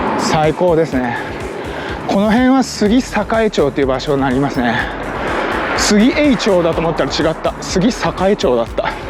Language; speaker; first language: Japanese; native; Japanese